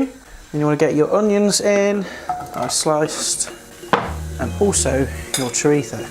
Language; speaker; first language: English; native; English